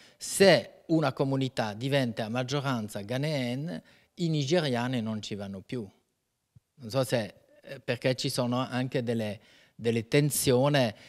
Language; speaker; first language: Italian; non-native, fluent; French